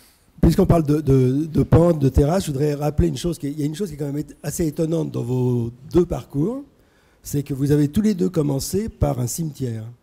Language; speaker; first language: French; native; French